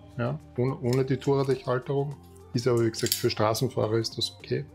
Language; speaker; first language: German; native; German